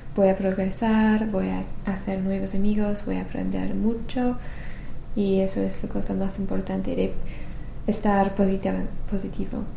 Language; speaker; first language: Spanish; non-native, learner; English